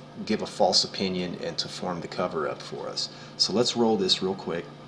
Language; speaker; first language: English; native; English